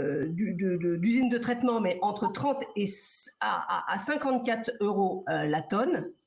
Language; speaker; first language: French; native; French